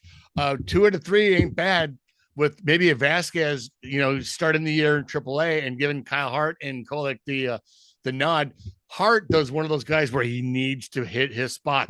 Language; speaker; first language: English; native; English